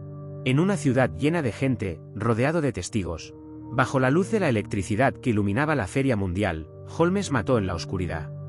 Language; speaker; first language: Spanish; native; Spanish